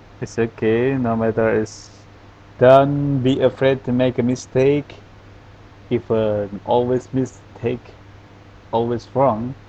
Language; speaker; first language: English; non-native, learner; Indonesian